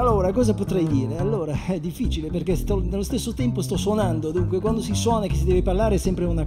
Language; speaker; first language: Italian; non-native, fluent; French